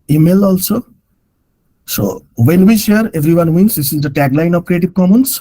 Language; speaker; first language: English; non-native, local second language; Bangla